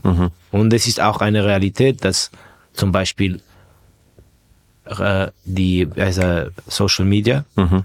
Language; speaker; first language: German; non-native, fluent; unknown